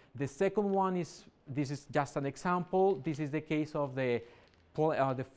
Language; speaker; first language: English; non-native, fluent; Spanish